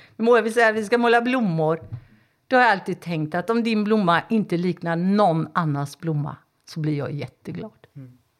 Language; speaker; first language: Swedish; native; Swedish